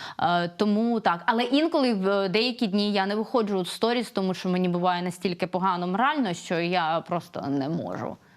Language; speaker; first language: Ukrainian; non-native, local second language; Russian